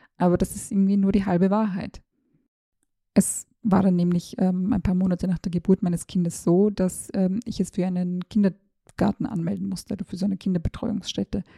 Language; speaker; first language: German; early bilingual, other home language; Serbian